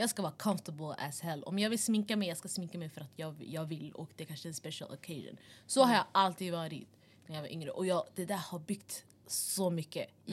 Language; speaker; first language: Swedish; early bilingual, other home language; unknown